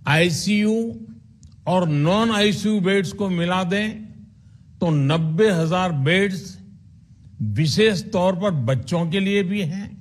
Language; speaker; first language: Hindi; non-native, local second language; Gujarati